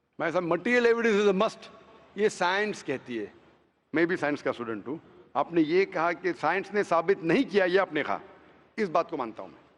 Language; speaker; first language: Hindi; non-native, local second language; Konkani